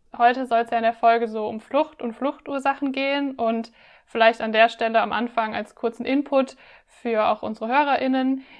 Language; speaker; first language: German; native; German